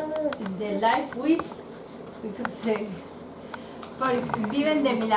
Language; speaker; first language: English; non-native, learner; Spanish